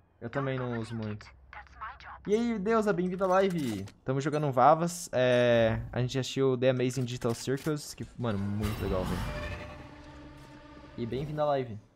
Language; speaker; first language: Portuguese; native; Portuguese